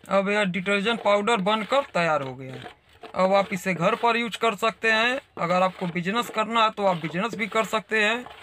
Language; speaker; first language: Hindi; native; Hindi